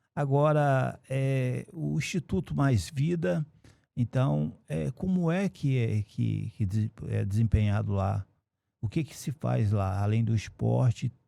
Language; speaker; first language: Portuguese; native; Portuguese